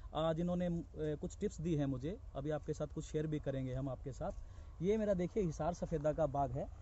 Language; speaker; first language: Hindi; native; Hindi